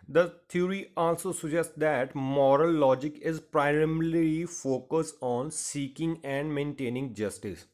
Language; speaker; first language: English; non-native, local second language; Punjabi